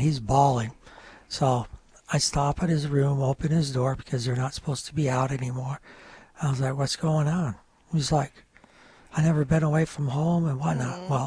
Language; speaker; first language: English; non-native, local second language; French